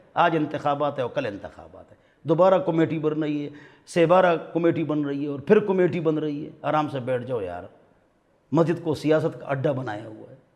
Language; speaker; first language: Urdu; non-native, local second language; Pashto